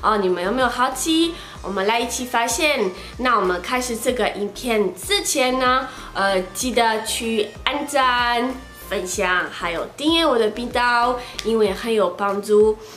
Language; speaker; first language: Chinese; non-native, fluent; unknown